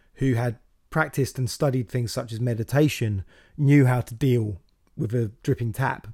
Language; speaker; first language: English; native; English